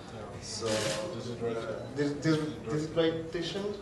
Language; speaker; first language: English; non-native, learner; French